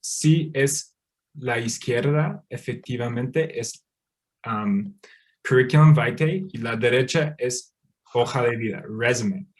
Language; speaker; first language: Spanish; non-native, fluent; English